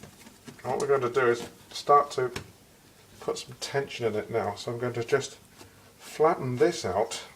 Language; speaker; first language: English; native; English